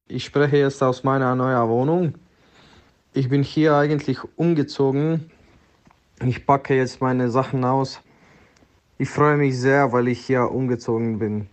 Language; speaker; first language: German; non-native, learner; Bosnian